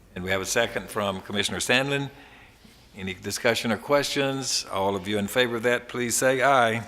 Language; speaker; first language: English; native; English